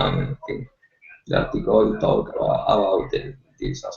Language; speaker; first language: English; non-native, learner; Spanish